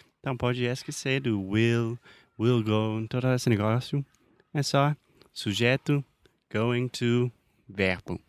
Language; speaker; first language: Portuguese; non-native, fluent; English